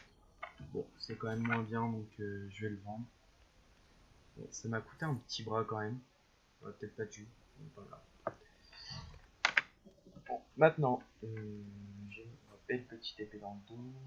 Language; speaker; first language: French; native; French